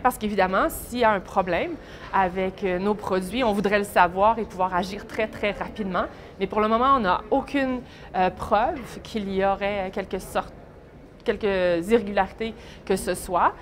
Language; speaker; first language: French; native; French